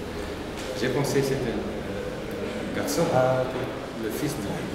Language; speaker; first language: French; non-native, learner; German